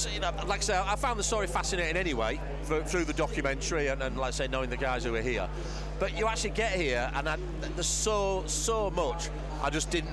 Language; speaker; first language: English; native; English